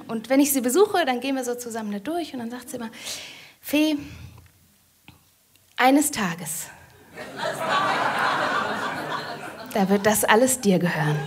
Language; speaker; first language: German; native; German